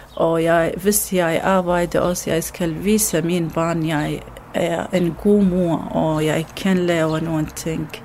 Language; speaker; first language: Danish; non-native, learner; Arabic